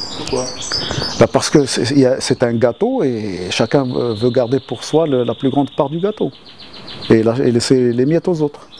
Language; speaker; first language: French; non-native, local second language; Arabic